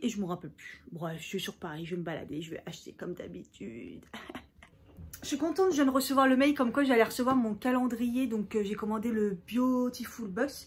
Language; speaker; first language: French; native; French